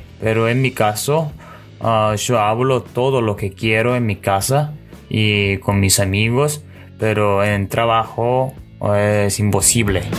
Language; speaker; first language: Spanish; non-native, learner; Korean